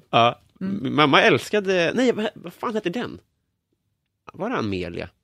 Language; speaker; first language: Swedish; native; Swedish